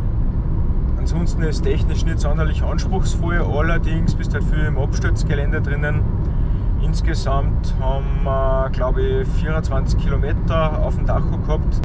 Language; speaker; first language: German; native; German